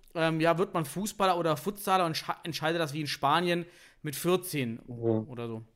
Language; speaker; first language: German; native; German